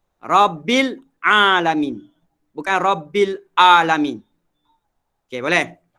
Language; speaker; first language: Malay; native; Malay